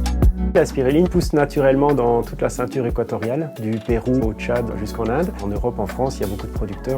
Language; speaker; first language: French; native; French